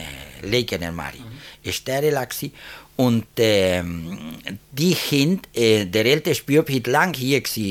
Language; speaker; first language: German; early bilingual, heritage; German